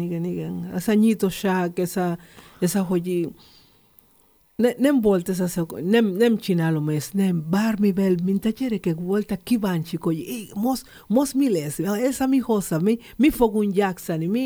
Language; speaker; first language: Hungarian; non-native, fluent; Spanish